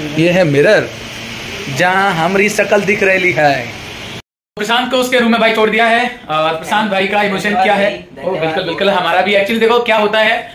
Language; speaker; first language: Hindi; native; Hindi